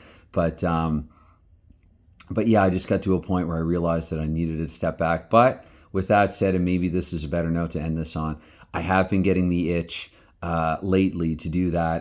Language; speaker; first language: English; native; English